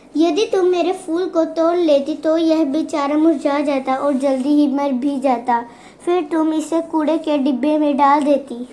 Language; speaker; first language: Hindi; non-native, local second language; Punjabi